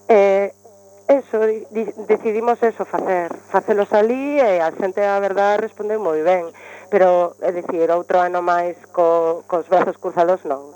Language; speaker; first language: Galician; non-native, local second language; Spanish